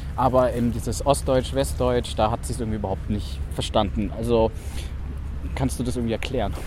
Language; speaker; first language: German; native; German